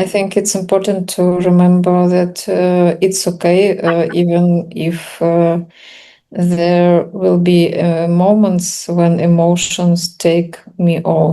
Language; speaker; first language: English; non-native, learner; Russian